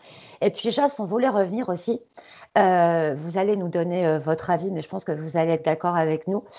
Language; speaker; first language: French; native; French